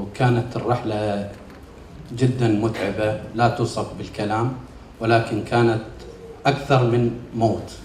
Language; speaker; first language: Arabic; native; Arabic